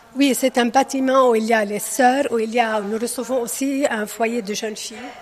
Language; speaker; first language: French; non-native, local second language; Arabic